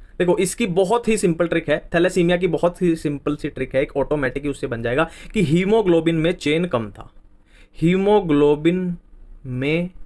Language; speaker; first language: Hindi; native; Hindi